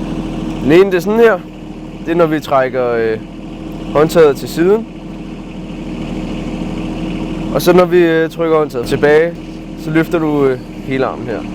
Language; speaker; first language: Danish; native; Danish